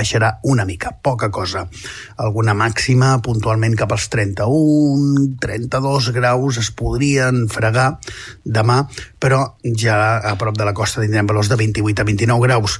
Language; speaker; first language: Catalan; native; Catalan